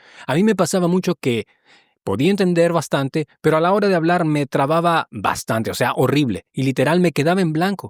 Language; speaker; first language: Spanish; native; Spanish